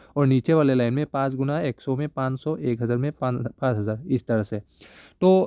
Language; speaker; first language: Hindi; non-native, local second language; Bangla